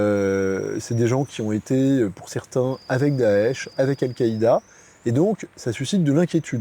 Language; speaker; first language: French; native; French